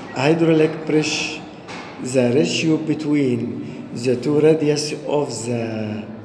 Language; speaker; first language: English; non-native, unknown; Arabic